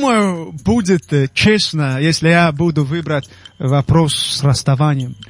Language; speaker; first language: Russian; non-native, local second language; Tajik